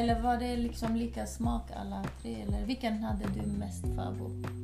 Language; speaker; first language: Swedish; early bilingual, other home language; Kurdish